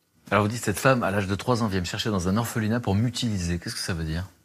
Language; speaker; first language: French; native; French